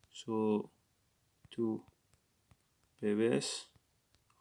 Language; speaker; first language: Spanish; non-native, learner; English